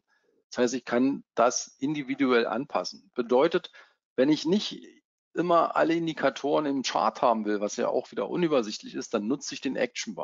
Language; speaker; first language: German; native; German